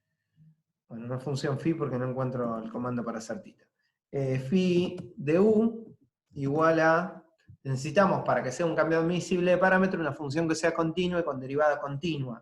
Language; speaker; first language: Spanish; native; Spanish